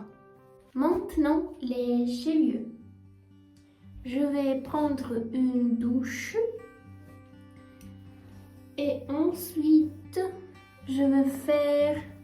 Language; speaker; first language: French; non-native, learner; Russian